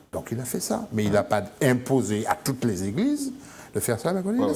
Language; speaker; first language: French; native; French